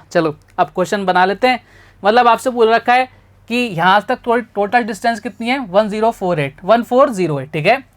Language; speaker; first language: Hindi; native; Hindi